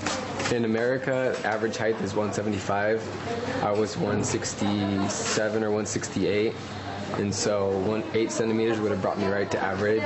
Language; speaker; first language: English; native; English